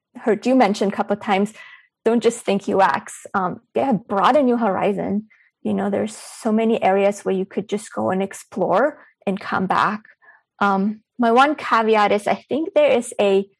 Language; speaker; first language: English; early bilingual, other home language; Bulgarian